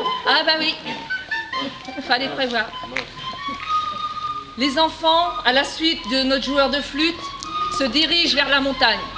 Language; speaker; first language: French; native; French